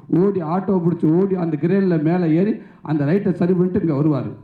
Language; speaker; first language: Tamil; native; Tamil